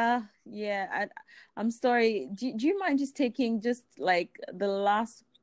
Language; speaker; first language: English; non-native, local second language; Igbo